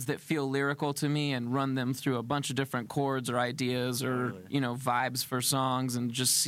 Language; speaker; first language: English; native; English